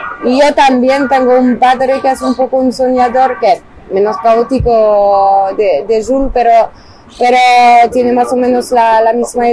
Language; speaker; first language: Spanish; non-native, fluent; French